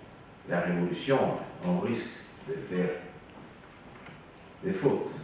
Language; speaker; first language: French; non-native, fluent; Italian